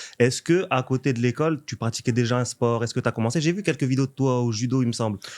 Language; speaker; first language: French; native; French